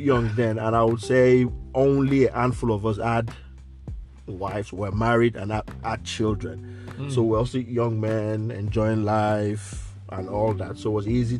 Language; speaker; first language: English; non-native, local second language; Yoruba